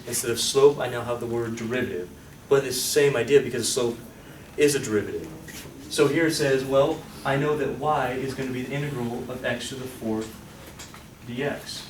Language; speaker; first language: English; native; English